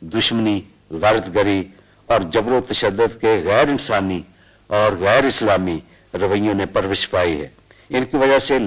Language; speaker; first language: Urdu; non-native, local second language; Punjabi